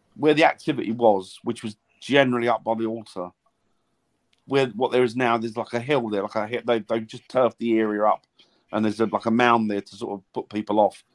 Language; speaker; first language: English; native; English